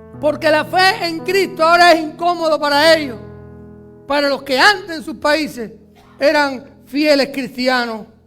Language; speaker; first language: Spanish; native; Spanish